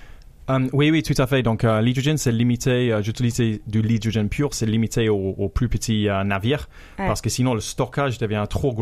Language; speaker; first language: French; non-native, fluent; English